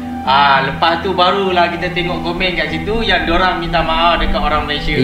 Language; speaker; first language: Malay; native; Malay